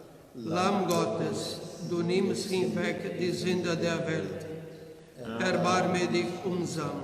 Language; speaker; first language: German; non-native, learner; Portuguese